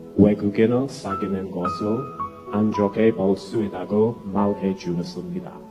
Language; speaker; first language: Korean; non-native, learner; English